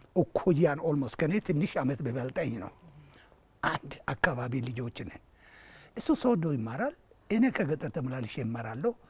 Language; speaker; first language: Amharic; non-native, local second language; Wolaytta